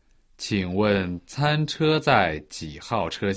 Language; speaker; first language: Chinese; non-native, learner; Portuguese